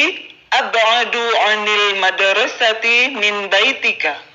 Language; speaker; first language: Arabic; non-native, fluent; Indonesian